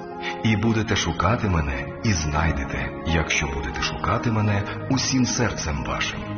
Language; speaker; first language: Ukrainian; native; Ukrainian